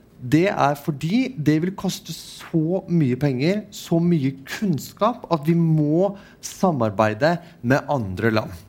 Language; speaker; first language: Norwegian; non-native, fluent; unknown